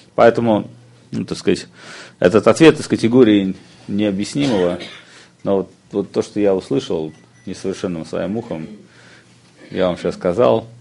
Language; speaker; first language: Russian; native; Russian